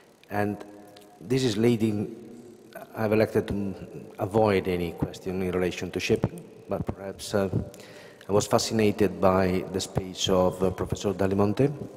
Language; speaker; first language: English; non-native, fluent; Italian